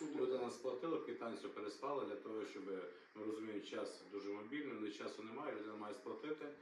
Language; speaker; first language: Ukrainian; native; Ukrainian